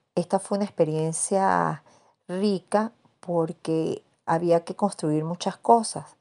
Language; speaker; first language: Spanish; native; Spanish